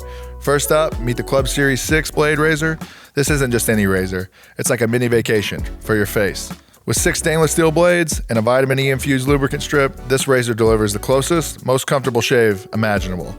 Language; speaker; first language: English; native; English